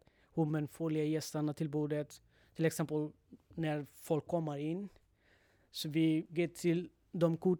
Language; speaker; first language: Swedish; non-native, learner; Bangla